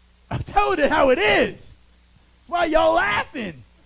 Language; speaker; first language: English; native; English